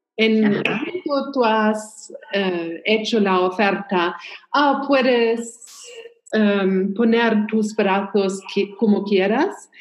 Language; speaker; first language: Spanish; non-native, learner; German